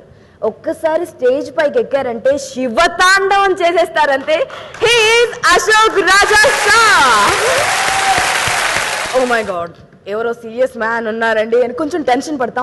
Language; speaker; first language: Telugu; native; Telugu